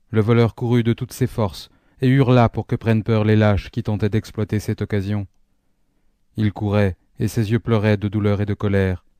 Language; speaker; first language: French; native; French